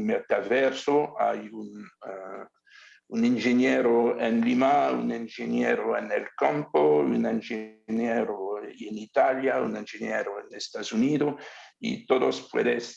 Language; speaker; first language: Spanish; non-native, learner; French